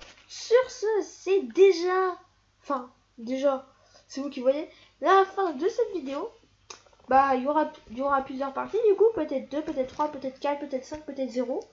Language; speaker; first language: French; native; French